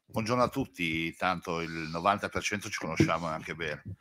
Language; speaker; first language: Italian; native; Italian